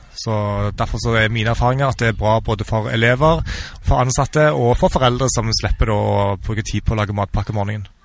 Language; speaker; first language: Norwegian; native; Norwegian